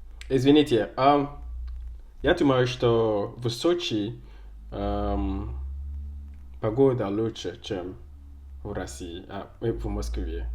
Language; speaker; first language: Russian; non-native, learner; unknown